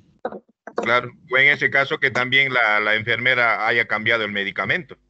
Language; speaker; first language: Spanish; native; Spanish